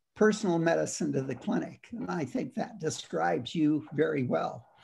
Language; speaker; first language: English; native; English